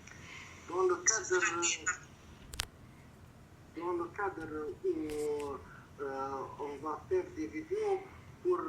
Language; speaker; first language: French; non-native, local second language; Arabic